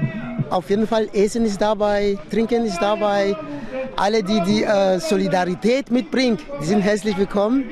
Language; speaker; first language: German; non-native, fluent; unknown